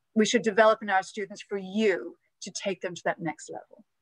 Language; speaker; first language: English; native; English